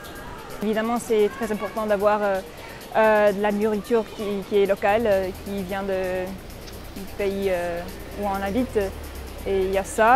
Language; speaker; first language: French; non-native, fluent; English